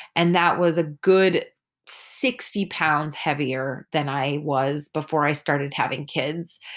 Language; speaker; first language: English; early bilingual, other home language; Spanish